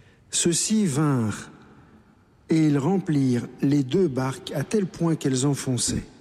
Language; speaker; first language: French; native; French